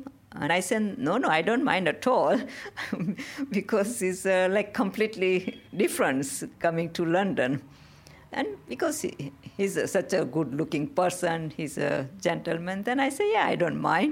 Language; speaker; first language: English; non-native, local second language; Gujarati